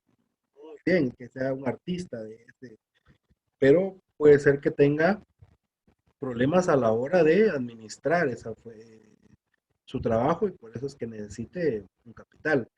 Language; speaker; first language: Spanish; native; Spanish